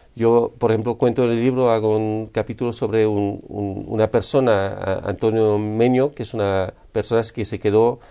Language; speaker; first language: Spanish; non-native, fluent; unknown